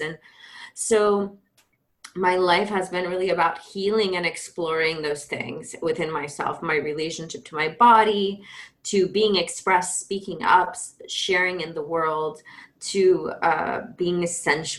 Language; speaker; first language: English; native; English